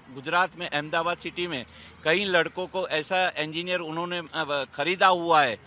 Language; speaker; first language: Hindi; non-native, local second language; Gujarati